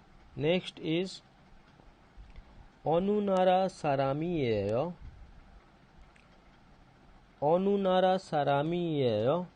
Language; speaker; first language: Korean; non-native, fluent; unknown